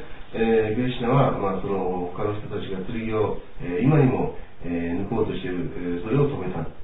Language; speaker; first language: Japanese; native; Japanese